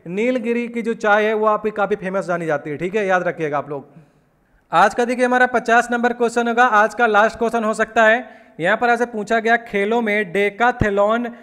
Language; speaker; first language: Hindi; native; Hindi